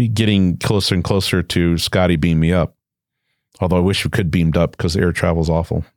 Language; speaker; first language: English; native; English